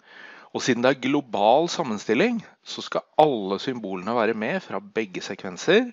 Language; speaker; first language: Norwegian; native; Norwegian